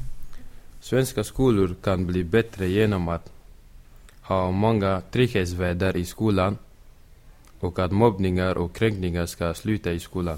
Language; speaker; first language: Swedish; early bilingual, other home language; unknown